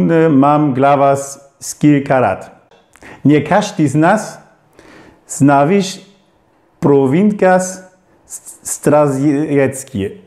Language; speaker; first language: Polish; non-native, learner; German